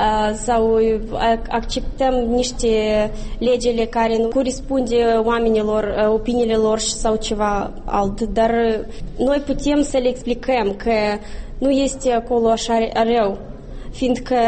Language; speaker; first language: Romanian; non-native, local second language; Gagauz